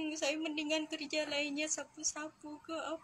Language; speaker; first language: Indonesian; non-native, local second language; Madurese